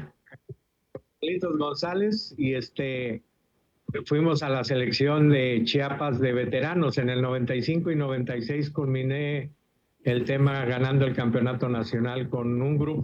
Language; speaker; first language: Spanish; native; Spanish